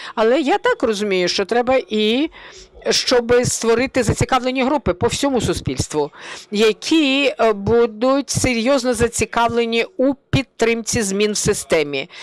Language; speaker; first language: Ukrainian; early bilingual, heritage; Ukrainian